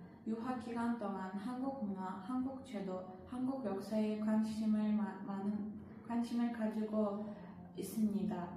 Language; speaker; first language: Korean; non-native, learner; Uzbek